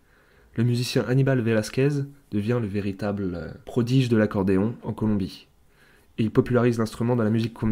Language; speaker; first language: French; native; French